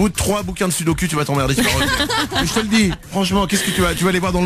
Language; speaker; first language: French; native; French